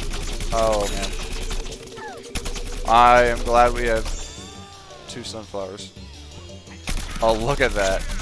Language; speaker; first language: English; native; English